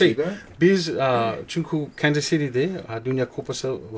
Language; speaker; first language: Turkish; non-native, learner; English